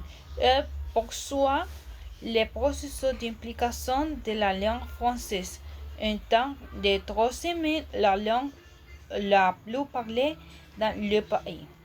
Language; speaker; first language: French; non-native, learner; Spanish